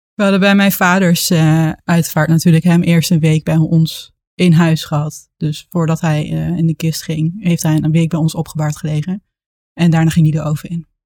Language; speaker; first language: Dutch; native; Dutch